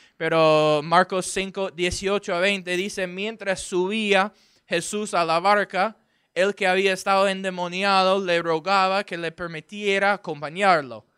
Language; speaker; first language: Spanish; non-native, fluent; English